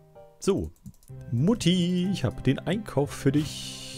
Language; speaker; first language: German; native; German